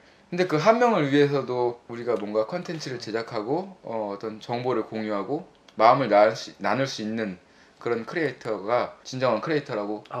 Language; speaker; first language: Korean; native; Korean